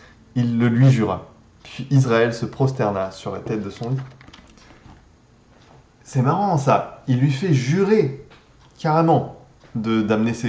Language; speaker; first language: French; native; French